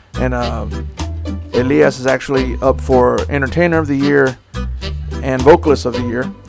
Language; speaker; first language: English; early bilingual, other home language; Spanish